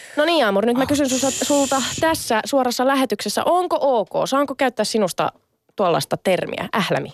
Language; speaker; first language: Finnish; early bilingual, other home language; Sinhala